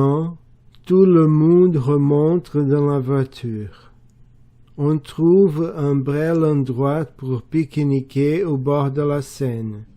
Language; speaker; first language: French; non-native, learner; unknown